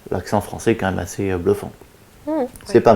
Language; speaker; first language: French; native; French